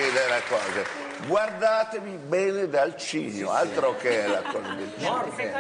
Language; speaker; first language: Italian; native; Italian